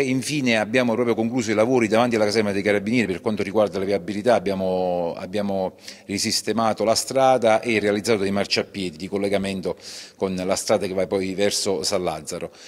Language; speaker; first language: Italian; native; Italian